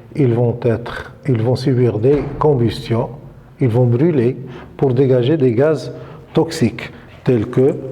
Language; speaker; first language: French; non-native, local second language; Arabic